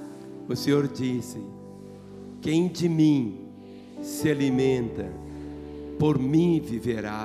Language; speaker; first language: Portuguese; native; Portuguese